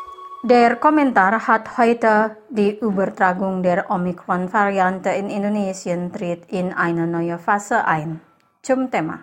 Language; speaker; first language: German; non-native, fluent; Indonesian